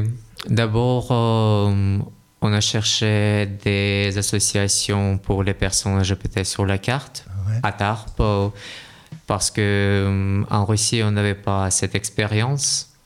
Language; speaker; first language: French; non-native, fluent; Russian